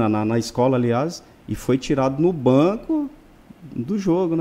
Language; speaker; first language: Portuguese; native; Portuguese